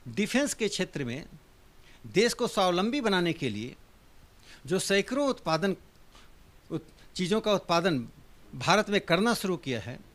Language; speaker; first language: Hindi; native; Hindi